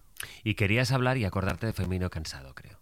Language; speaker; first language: Spanish; native; Spanish